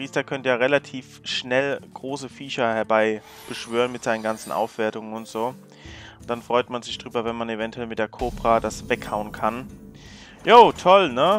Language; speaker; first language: German; native; German